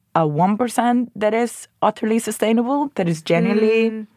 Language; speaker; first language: English; non-native, fluent; Spanish